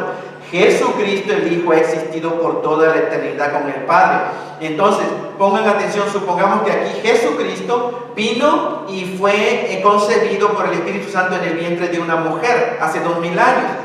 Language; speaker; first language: Spanish; native; Spanish